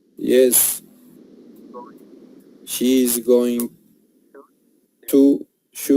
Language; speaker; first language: English; non-native, learner; Spanish